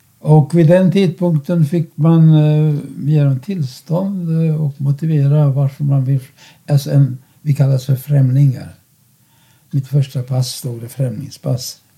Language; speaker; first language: Swedish; non-native, fluent; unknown